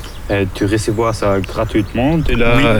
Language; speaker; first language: French; non-native, learner; German